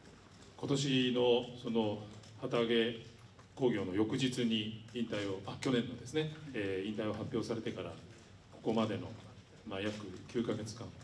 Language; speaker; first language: Japanese; native; Japanese